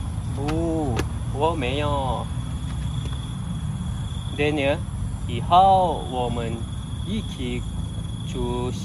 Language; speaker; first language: Chinese; non-native, learner; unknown